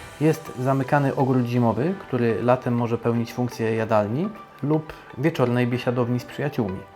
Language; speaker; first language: Polish; native; Polish